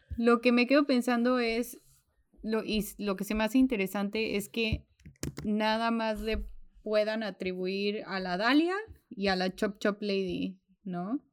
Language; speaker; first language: Spanish; early bilingual, heritage; Spanish